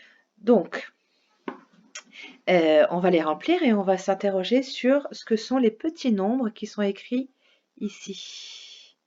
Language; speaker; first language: French; native; French